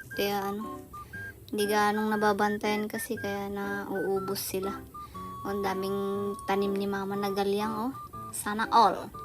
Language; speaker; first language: Filipino; non-native, local second language; Iloko